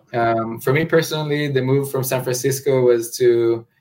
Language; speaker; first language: English; non-native, fluent; Hebrew